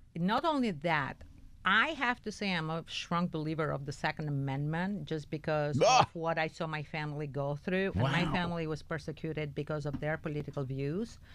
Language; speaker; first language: English; non-native, fluent; Albanian